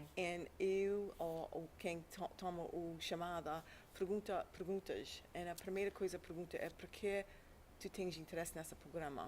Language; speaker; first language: Portuguese; early bilingual, heritage; English